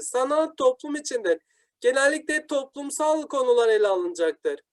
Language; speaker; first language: Turkish; native; Turkish